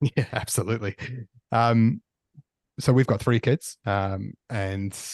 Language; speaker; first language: English; native; English